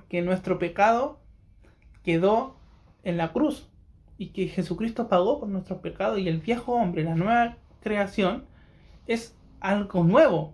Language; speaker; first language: Spanish; native; Spanish